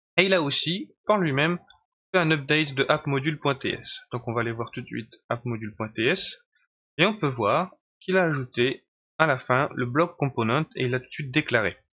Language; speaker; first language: French; native; French